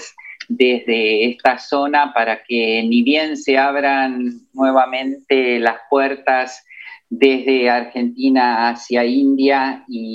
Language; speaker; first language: Spanish; native; Spanish